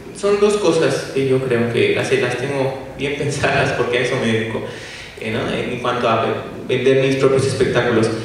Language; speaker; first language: Spanish; native; Spanish